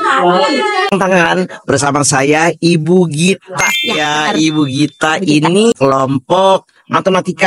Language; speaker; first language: Indonesian; native; Indonesian